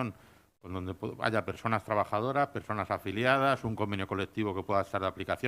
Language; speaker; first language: Spanish; native; Spanish